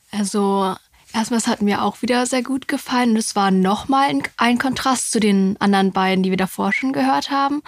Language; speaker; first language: German; native; German